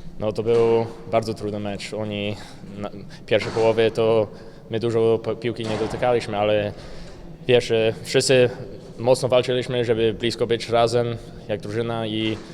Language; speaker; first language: Polish; early bilingual, heritage; Polish